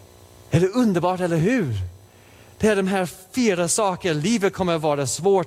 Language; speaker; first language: Swedish; non-native, fluent; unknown